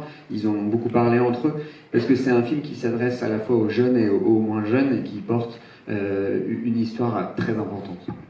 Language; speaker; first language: French; native; French